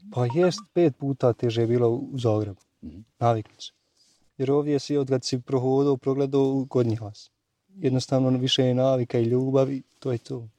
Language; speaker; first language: Bosnian; native; Bosnian